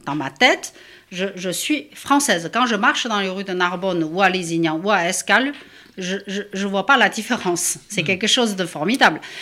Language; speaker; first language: French; non-native, fluent; Chinese